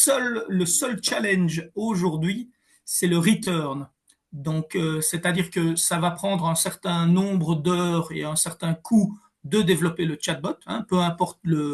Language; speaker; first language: French; native; French